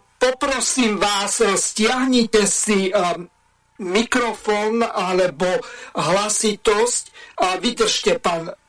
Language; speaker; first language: Slovak; native; Slovak